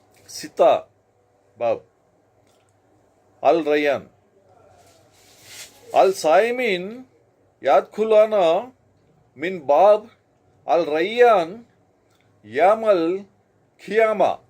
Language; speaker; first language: Arabic; non-native, learner; Telugu